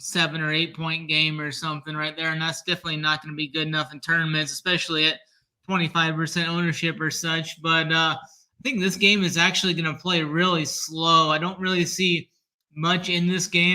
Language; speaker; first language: English; native; English